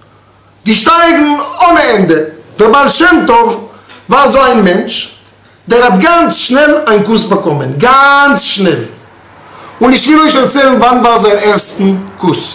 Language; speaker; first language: German; non-native, fluent; Hebrew